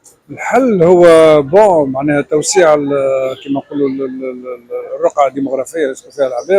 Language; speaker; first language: Arabic; native; Arabic